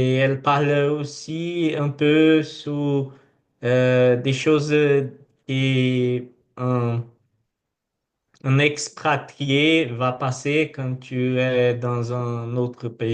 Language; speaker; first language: French; non-native, learner; Portuguese